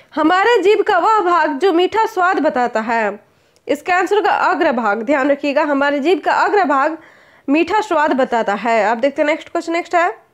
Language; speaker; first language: Hindi; native; Hindi